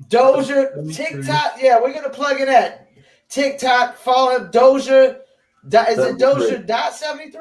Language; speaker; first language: English; native; English